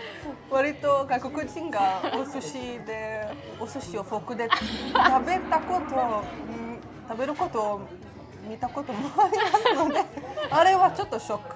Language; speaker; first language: Japanese; non-native, fluent; Italian